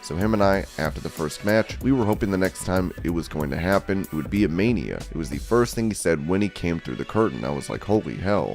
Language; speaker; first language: English; native; English